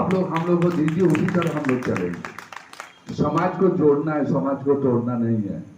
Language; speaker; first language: Hindi; non-native, local second language; Bangla